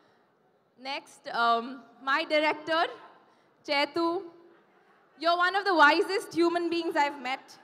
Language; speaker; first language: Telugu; non-native, fluent; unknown